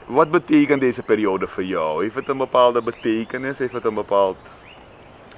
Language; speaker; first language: Dutch; native; Dutch